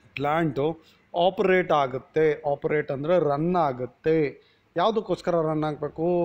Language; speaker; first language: English; non-native, local second language; Kannada